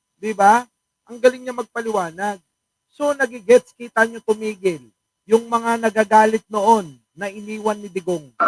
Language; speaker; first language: Filipino; non-native, local second language; Iloko